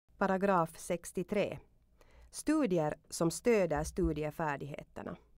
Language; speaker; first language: Swedish; native; Swedish